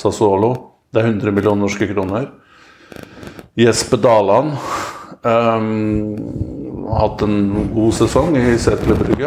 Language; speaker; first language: Norwegian; native; Norwegian